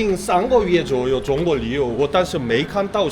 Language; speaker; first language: Chinese; non-native, learner; Korean